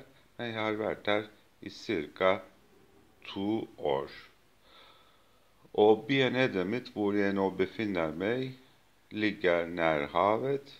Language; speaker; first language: Swedish; non-native, fluent; Turkish